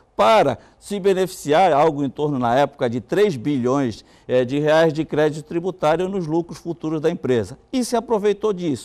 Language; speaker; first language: Portuguese; native; Portuguese